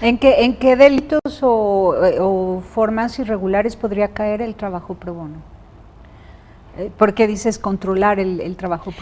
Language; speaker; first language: Spanish; native; Spanish